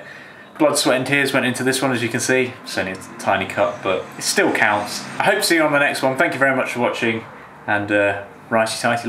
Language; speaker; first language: English; native; English